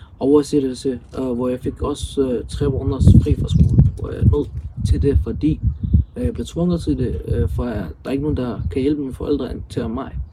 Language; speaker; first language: Danish; early bilingual, other home language; Arabic